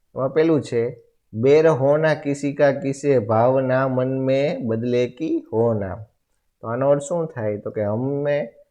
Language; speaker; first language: Hindi; non-native, local second language; Gujarati